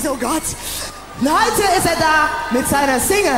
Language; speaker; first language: German; non-native, learner; English